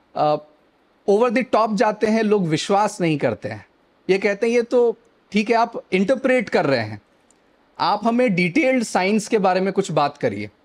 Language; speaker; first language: Hindi; native; Hindi